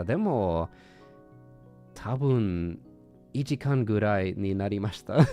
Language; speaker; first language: Japanese; non-native, learner; English